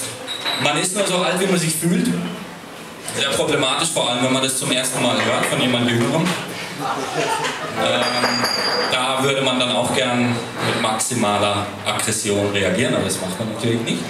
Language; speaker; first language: German; native; German